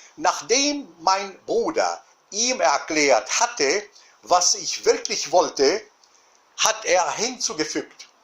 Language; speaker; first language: German; non-native, learner; Arabic